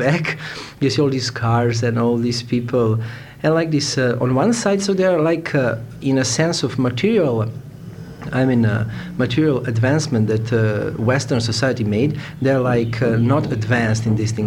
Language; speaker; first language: English; non-native, fluent; Serbian